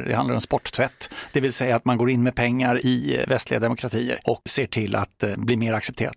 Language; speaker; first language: Swedish; native; Swedish